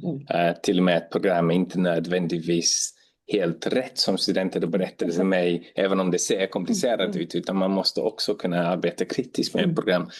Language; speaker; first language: Swedish; non-native, fluent; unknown